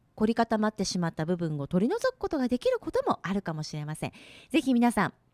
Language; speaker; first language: Japanese; native; Japanese